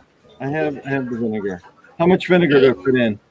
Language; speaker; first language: English; early bilingual, other home language; Greek